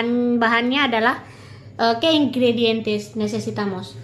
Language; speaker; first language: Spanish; non-native, learner; Indonesian